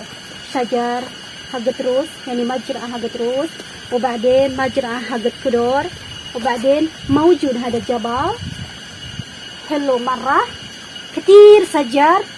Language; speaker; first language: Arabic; non-native, learner; Indonesian